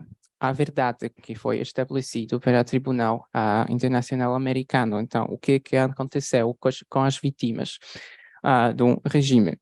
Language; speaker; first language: Portuguese; non-native, fluent; Polish